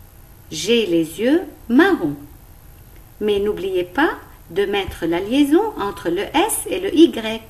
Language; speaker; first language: French; non-native, local second language; Arabic